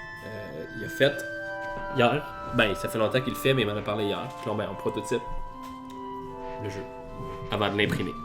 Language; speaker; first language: French; native; French